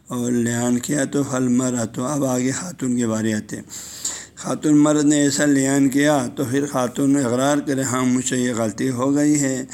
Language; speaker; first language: Urdu; non-native, local second language; Balti